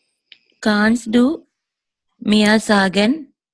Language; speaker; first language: German; non-native, learner; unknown